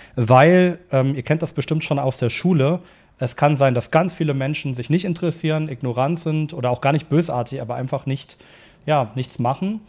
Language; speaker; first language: German; native; German